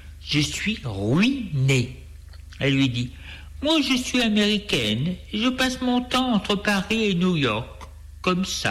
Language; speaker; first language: French; native; French